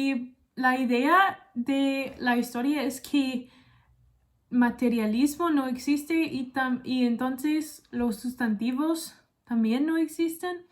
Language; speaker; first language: Spanish; non-native, learner; English